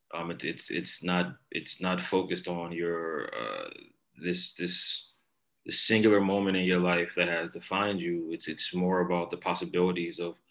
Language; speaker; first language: English; native; English